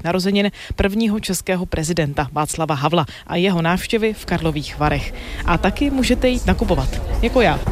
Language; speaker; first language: Czech; native; Czech